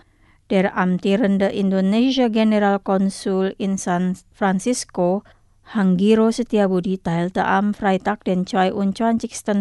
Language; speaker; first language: German; non-native, fluent; Indonesian